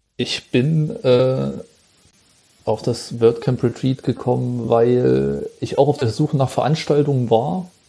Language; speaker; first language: German; native; German